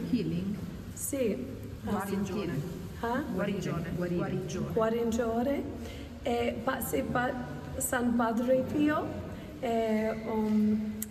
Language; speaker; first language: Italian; non-native, learner; English